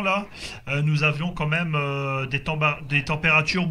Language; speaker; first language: French; native; French